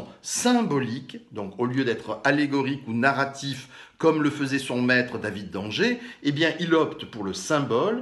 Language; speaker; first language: French; native; French